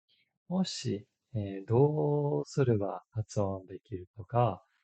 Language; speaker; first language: Japanese; non-native, fluent; English